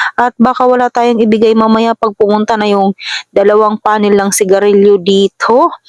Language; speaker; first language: Filipino; non-native, local second language; Masbatenyo